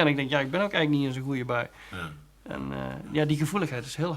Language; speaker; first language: Dutch; native; Dutch